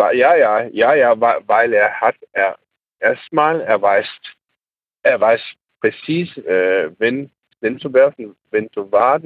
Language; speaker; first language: German; non-native, learner; Danish